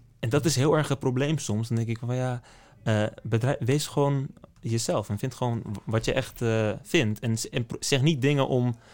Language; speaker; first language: Dutch; native; Dutch